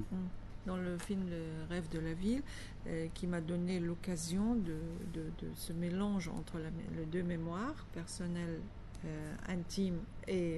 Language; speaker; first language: French; non-native, fluent; Arabic